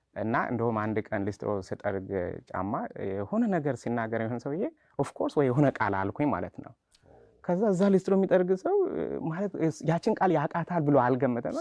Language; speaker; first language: Amharic; non-native, local second language; Sebat Bet Gurage